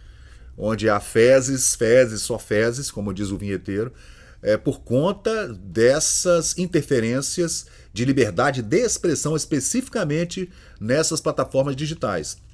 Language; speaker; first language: Portuguese; native; Portuguese